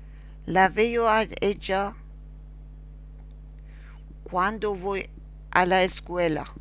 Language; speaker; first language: Spanish; non-native, fluent; Persian